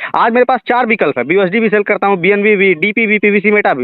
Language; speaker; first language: Hindi; native; Hindi